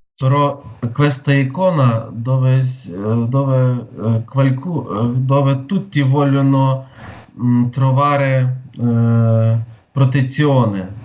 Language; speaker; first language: Italian; non-native, learner; Ukrainian